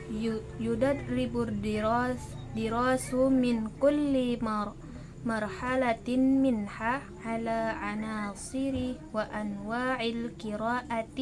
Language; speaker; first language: Arabic; non-native, learner; Indonesian